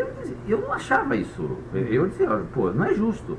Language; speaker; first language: Portuguese; native; Portuguese